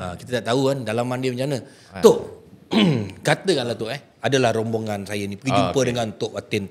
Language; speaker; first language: Malay; native; Malay